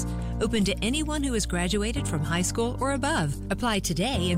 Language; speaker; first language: English; native; English